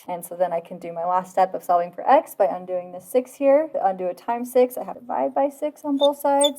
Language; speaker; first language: English; native; English